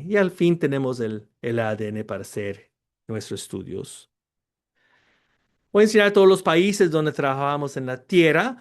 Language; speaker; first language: Spanish; early bilingual, heritage; Spanish